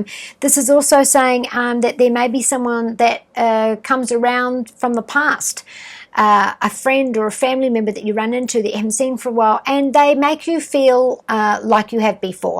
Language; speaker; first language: English; native; English